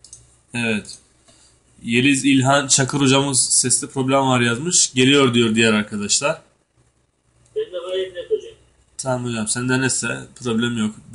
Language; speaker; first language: Turkish; native; Turkish